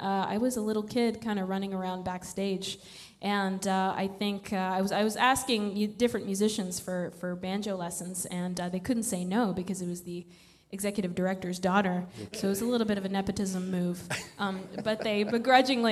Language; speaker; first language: English; native; English